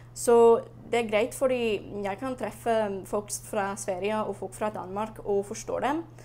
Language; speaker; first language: Norwegian; non-native, learner; English